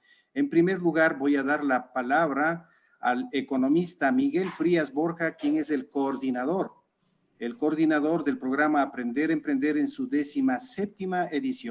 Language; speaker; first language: Spanish; native; Spanish